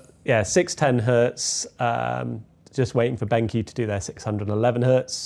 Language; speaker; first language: English; native; English